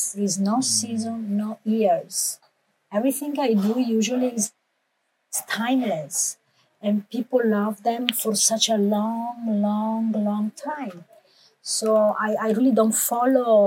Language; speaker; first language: English; non-native, learner; Italian